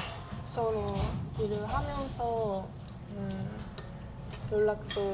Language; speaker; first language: Korean; non-native, learner; Japanese